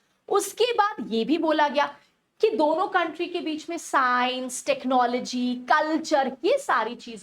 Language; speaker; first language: Hindi; native; Hindi